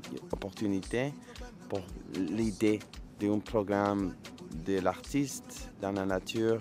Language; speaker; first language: French; non-native, learner; Spanish